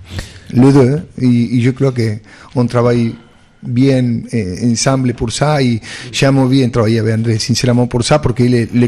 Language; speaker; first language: French; non-native, fluent; Spanish